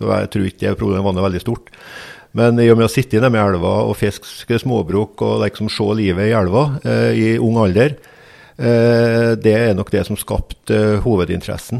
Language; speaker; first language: Norwegian; native; Norwegian